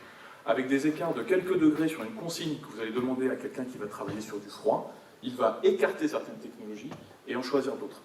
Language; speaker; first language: French; native; French